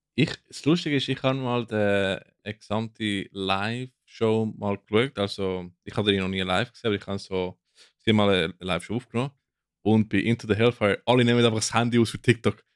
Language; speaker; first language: German; non-native, fluent; English